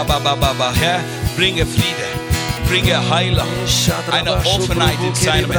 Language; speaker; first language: German; non-native, learner; English